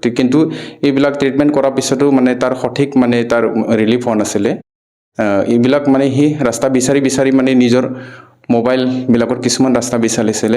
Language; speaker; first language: Assamese; non-native, local second language; Bodo